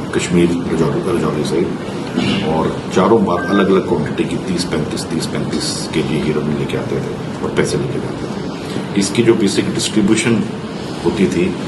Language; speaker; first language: Hindi; non-native, local second language; Punjabi